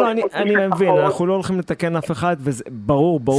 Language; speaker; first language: Hebrew; native; Hebrew